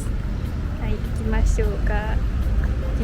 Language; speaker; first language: Japanese; non-native, learner; English